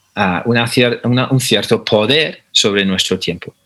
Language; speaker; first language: Spanish; non-native, fluent; English